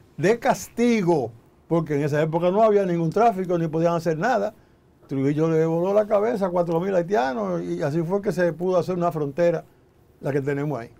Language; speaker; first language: Spanish; native; Spanish